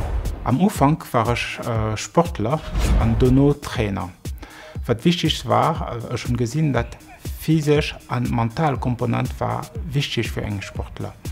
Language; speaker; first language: German; non-native, local second language; Luxembourgish